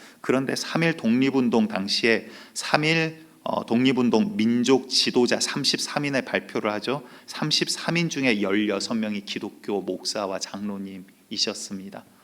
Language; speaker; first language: Korean; native; Korean